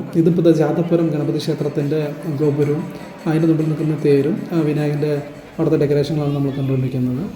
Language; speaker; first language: Malayalam; native; Malayalam